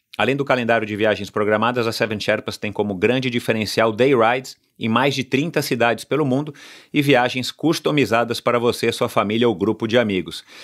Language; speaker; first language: Portuguese; native; Portuguese